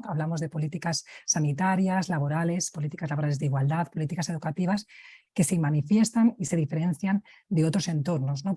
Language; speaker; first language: Spanish; native; Spanish